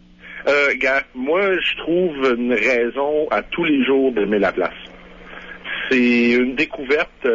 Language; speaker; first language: French; native; French